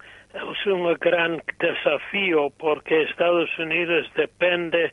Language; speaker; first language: Spanish; non-native, fluent; English